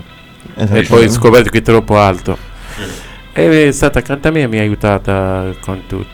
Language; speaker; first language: Italian; non-native, learner; Arabic